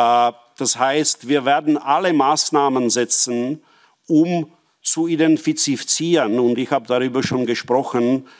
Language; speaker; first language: German; non-native, fluent; Czech